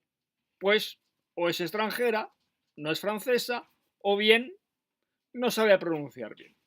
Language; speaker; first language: Spanish; non-native, fluent; French